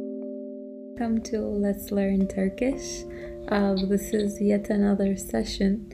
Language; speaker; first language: English; non-native, fluent; Turkish